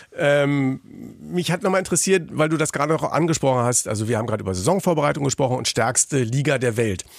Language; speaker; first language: German; native; German